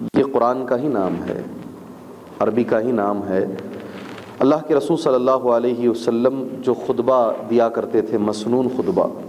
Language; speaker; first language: Urdu; native; Urdu